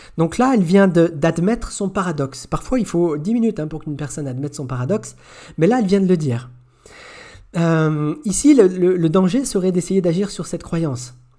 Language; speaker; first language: French; native; French